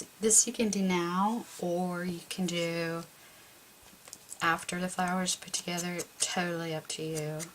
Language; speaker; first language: English; native; English